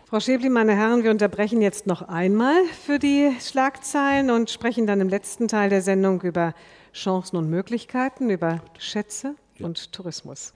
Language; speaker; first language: German; native; German